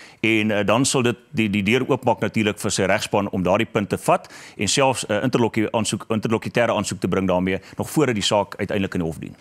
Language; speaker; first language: Afrikaans; native; Afrikaans